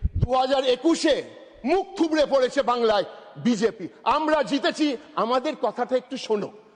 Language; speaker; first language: Bangla; non-native, local second language; English